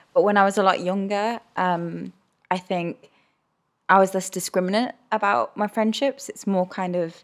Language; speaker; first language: English; early bilingual, other home language; Urdu